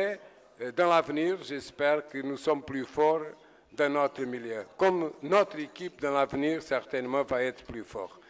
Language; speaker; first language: French; non-native, fluent; Portuguese